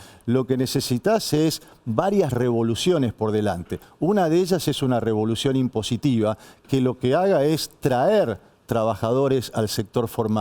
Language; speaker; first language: Spanish; native; Spanish